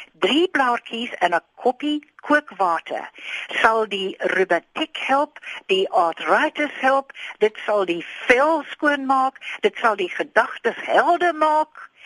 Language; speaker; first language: Afrikaans; non-native, local second language; English